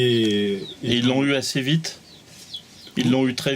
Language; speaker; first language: French; native; French